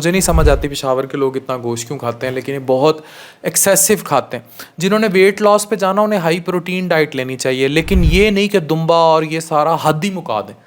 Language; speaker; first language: Urdu; native; Urdu